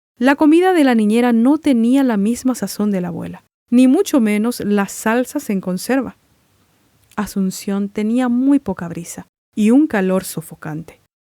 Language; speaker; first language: Spanish; non-native, local second language; Guarani